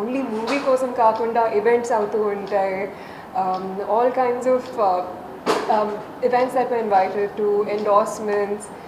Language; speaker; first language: English; non-native, local second language; Telugu